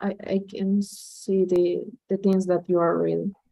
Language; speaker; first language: English; non-native, learner; Spanish